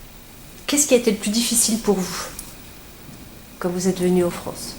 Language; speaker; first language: French; native; French